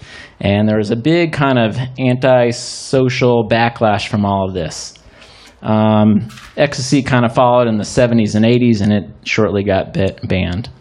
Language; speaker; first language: English; native; English